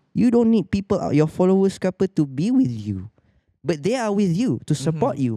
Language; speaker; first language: English; non-native, local second language; Malay